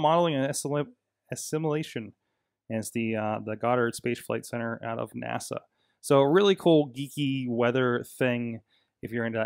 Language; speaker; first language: English; native; English